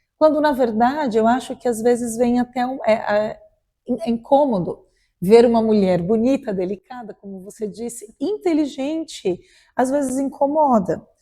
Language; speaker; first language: Portuguese; native; Portuguese